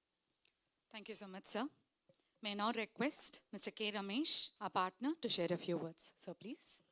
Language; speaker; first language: English; non-native, local second language; Tamil